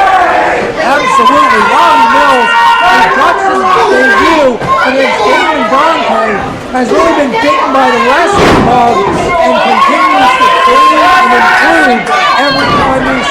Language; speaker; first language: English; native; English